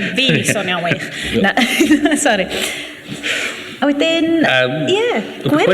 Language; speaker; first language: Welsh; native; Welsh